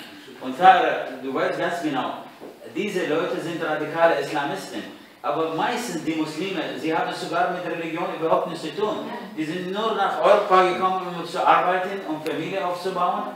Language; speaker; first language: German; non-native, fluent; Arabic